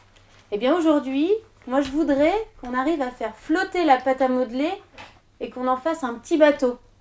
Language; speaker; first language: French; native; French